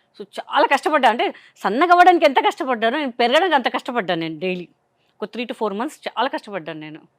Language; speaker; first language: Telugu; non-native, local second language; Hindi